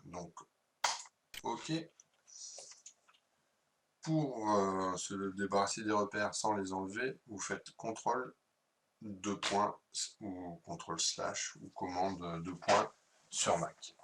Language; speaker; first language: French; native; French